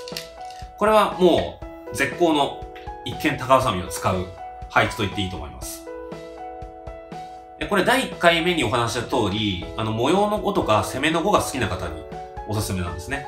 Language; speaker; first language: Japanese; native; Japanese